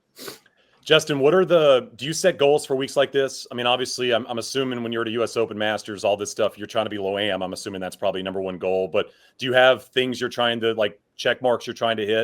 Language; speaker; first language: English; native; English